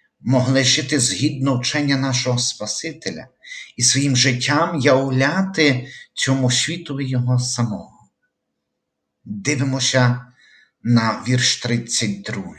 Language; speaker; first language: Ukrainian; native; Ukrainian